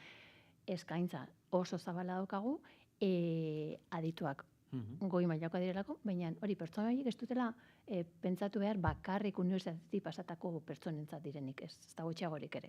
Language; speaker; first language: Basque; native; Basque